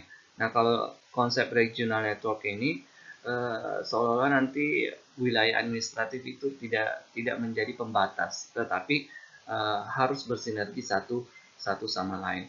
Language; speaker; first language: Indonesian; native; Indonesian